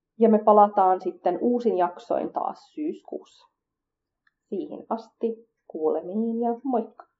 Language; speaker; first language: Finnish; early bilingual, other home language; Kurdish